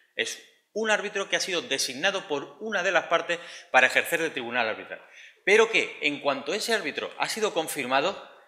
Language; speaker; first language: Spanish; native; Spanish